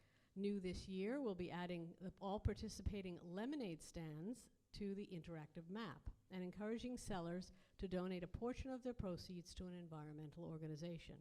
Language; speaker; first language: English; native; English